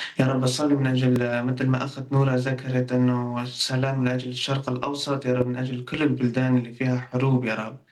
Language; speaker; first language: Arabic; non-native, local second language; Kurdish